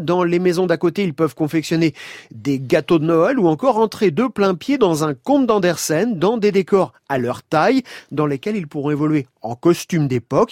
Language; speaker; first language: French; native; French